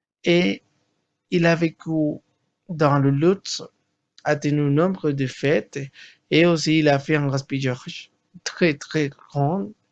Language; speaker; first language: French; non-native, learner; Spanish